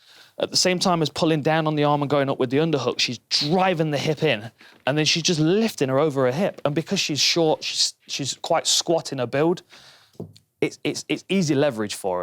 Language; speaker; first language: English; native; English